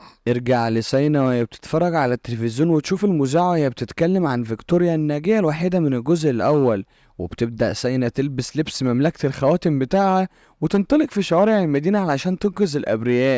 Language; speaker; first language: Arabic; native; Arabic